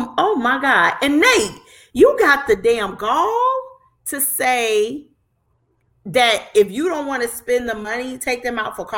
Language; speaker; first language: English; native; English